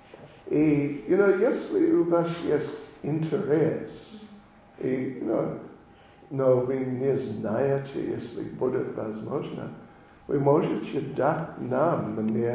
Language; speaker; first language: Russian; non-native, learner; English